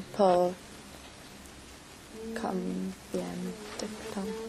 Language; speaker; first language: French; non-native, learner; English